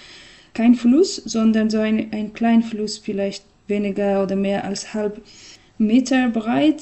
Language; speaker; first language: German; non-native, learner; Persian